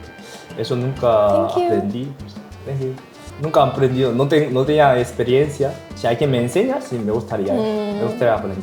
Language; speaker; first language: Spanish; non-native, learner; Korean